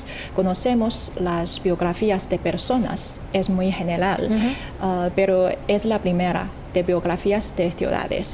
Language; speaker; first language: Spanish; non-native, fluent; Chinese